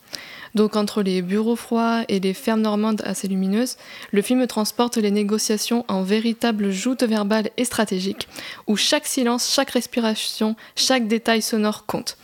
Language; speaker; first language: French; native; French